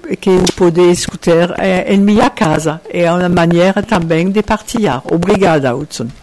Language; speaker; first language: Portuguese; non-native, fluent; French